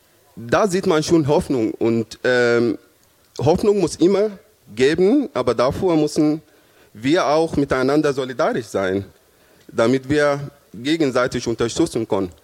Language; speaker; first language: German; non-native, fluent; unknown